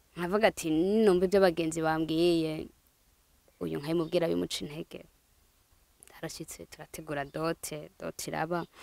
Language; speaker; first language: Rundi; native; Rundi